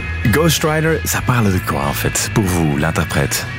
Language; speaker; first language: French; non-native, fluent; Dutch